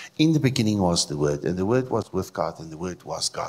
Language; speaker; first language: English; non-native, local second language; Afrikaans